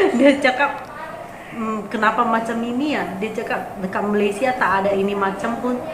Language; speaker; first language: Indonesian; native; Indonesian